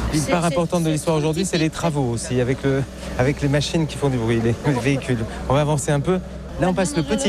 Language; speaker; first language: French; native; French